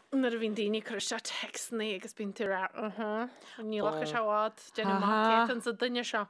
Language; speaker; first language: Irish; native; Irish